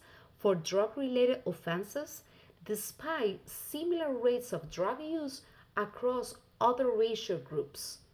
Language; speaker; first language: English; non-native, fluent; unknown